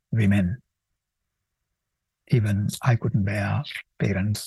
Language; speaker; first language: English; non-native, local second language; Sinhala